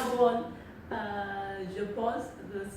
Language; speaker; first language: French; non-native, learner; Spanish